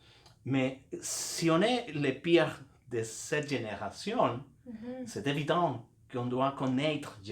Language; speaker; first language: French; non-native, fluent; Spanish